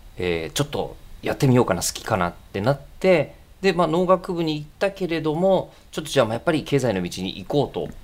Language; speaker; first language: Japanese; native; Japanese